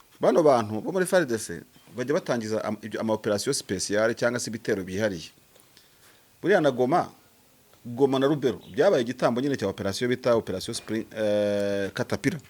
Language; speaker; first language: Kinyarwanda; native; Kinyarwanda